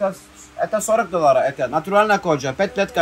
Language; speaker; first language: Russian; non-native, learner; Turkish